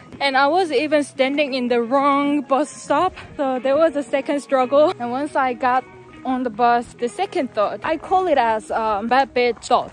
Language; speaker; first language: English; non-native, fluent; Korean